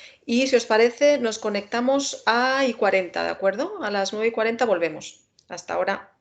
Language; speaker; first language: Spanish; native; Spanish